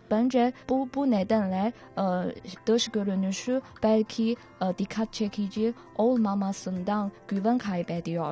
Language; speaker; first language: Turkish; non-native, learner; Chinese